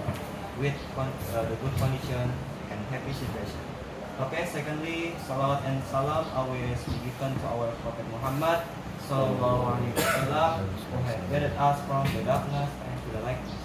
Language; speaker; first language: English; non-native, learner; Indonesian